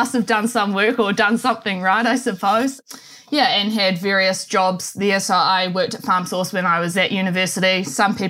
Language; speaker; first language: English; native; English